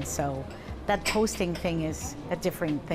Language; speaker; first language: English; non-native, fluent; Spanish